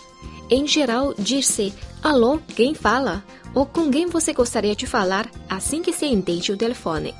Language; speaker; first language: Portuguese; non-native, fluent; Chinese